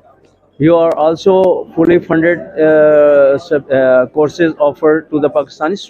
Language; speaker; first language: English; non-native, local second language; Urdu